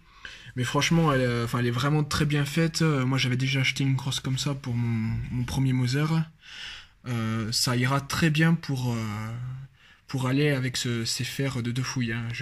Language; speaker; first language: French; native; French